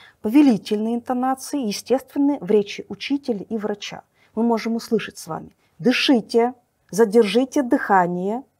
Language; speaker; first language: Russian; native; Russian